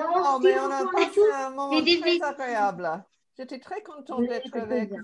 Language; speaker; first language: French; non-native, fluent; English